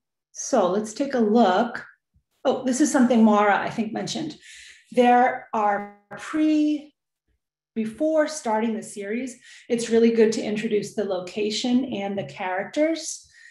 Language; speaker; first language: English; native; English